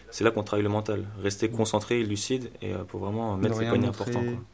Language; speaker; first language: French; native; French